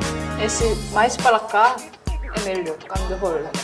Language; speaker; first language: Portuguese; non-native, learner; Korean